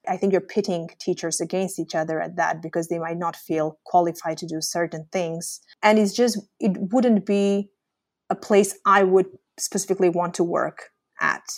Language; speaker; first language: English; native; English